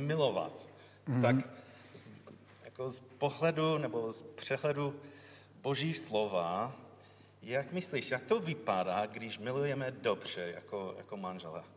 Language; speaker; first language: Czech; non-native, learner; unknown